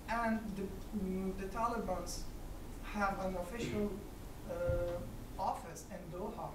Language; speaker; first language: English; non-native, fluent; Persian